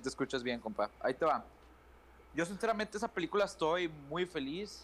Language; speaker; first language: Spanish; native; Spanish